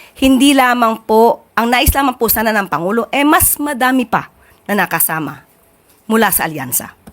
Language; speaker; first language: Filipino; native; Filipino